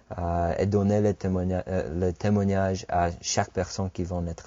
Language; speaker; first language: French; non-native, fluent; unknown